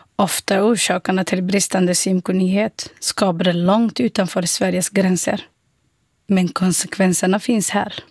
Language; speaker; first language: Swedish; non-native, fluent; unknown